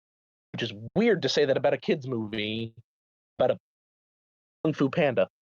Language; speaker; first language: English; native; English